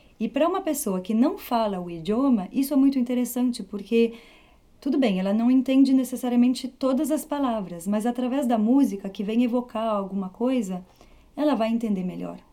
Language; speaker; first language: Portuguese; early bilingual, heritage; Portuguese